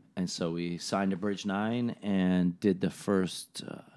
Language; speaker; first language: English; native; English